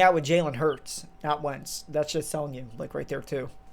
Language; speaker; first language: English; native; English